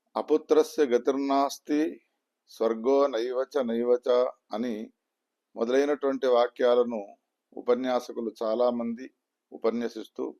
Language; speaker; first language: Telugu; native; Telugu